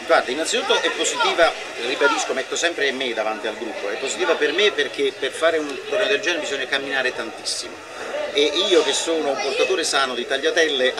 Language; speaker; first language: Italian; native; Italian